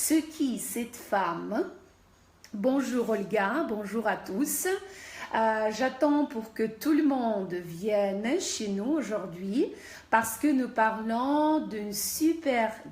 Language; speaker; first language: French; non-native, fluent; Russian